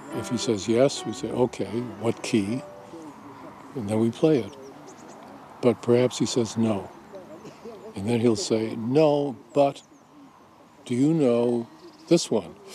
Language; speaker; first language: English; native; English